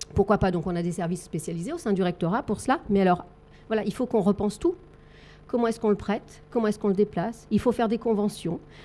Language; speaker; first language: French; native; French